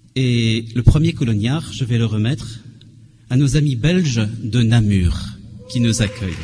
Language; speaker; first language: French; non-native, fluent; Portuguese